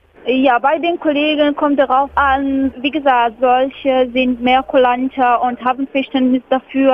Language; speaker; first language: German; non-native, fluent; Arabic